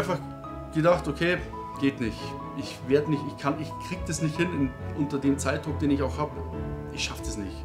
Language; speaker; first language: German; native; German